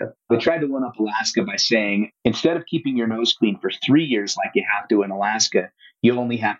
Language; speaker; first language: English; native; English